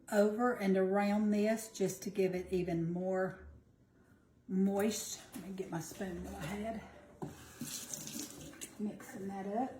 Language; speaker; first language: English; native; English